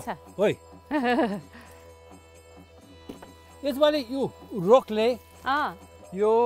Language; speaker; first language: Nepali; non-native, learner; English